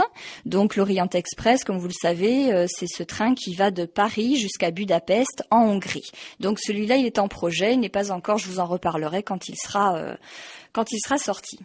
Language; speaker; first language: French; native; French